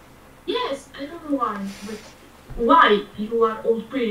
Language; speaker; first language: English; non-native, learner; Italian